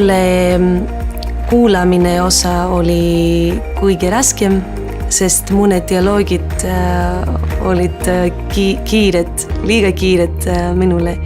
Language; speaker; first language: Estonian; non-native, learner; Greek